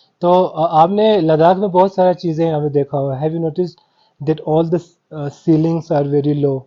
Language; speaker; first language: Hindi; non-native, local second language; Balti